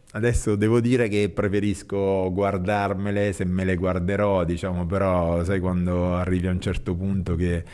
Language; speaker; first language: Italian; native; Italian